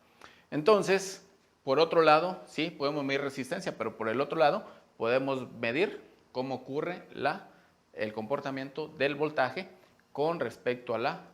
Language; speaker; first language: Spanish; native; Spanish